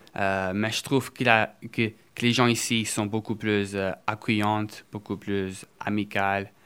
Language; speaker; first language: French; early bilingual, other home language; Portuguese